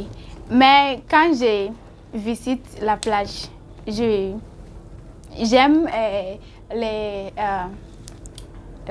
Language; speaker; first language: French; non-native, learner; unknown